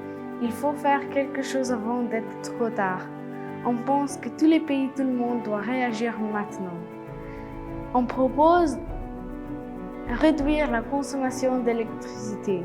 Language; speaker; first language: French; non-native, learner; Slovenian